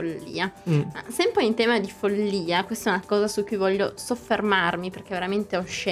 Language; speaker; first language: Italian; native; Italian